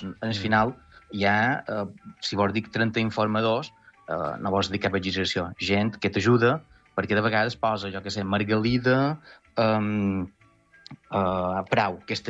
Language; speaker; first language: Catalan; native; Catalan